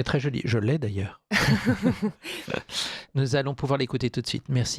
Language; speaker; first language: French; native; French